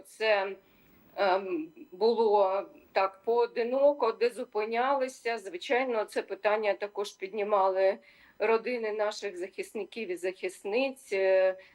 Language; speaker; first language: Ukrainian; native; Ukrainian